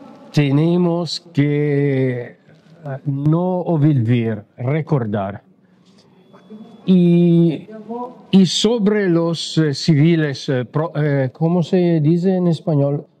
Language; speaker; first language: Spanish; non-native, learner; Italian